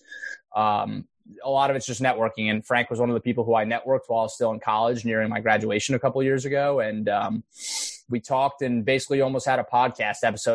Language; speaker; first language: English; native; English